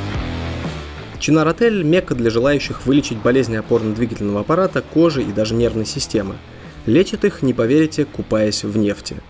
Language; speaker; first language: Russian; native; Russian